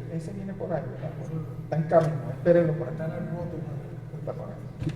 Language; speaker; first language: Spanish; native; Spanish